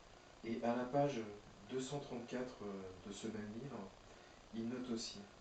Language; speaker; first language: French; native; French